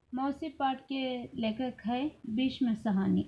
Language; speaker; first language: Hindi; non-native, local second language; Kannada